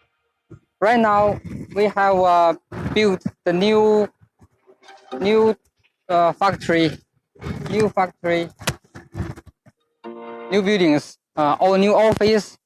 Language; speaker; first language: English; non-native, learner; Chinese